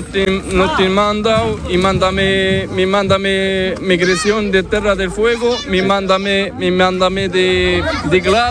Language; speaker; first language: Spanish; non-native, learner; Arabic